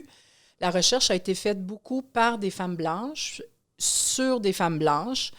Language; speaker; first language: French; native; French